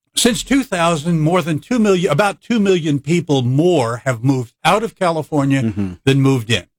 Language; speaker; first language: English; native; English